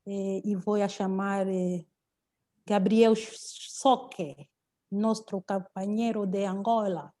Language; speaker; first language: Spanish; non-native, learner; Portuguese